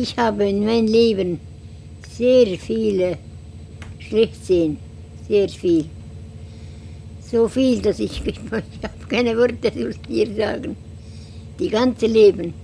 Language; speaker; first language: German; non-native, learner; Estonian